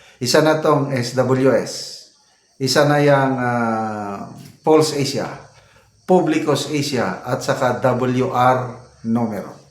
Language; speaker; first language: Filipino; non-native, local second language; Cebuano